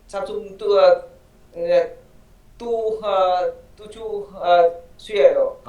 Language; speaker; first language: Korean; non-native, learner; Vietnamese